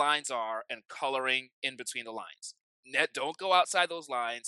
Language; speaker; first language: English; non-native, local second language; Yoruba